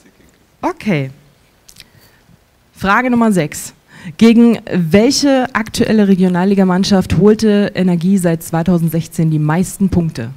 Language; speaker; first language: German; native; German